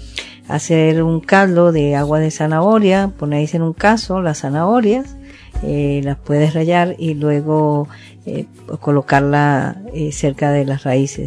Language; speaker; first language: Spanish; native; Spanish